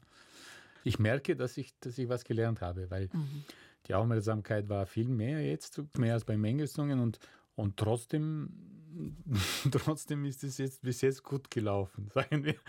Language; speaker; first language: German; non-native, fluent; Bulgarian